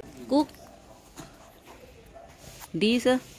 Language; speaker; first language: German; non-native, learner; Thai